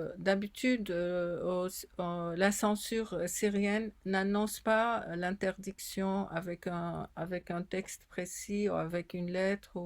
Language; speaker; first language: French; non-native, fluent; Arabic